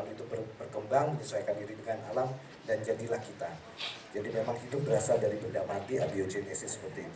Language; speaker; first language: Indonesian; native; Indonesian